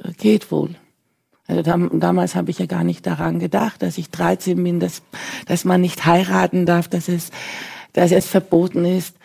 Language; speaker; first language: German; early bilingual, other home language; Turkish